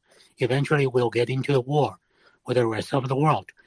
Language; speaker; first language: English; non-native, fluent; Wu Chinese